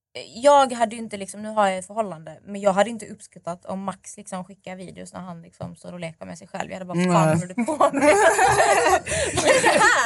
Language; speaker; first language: Swedish; native; Swedish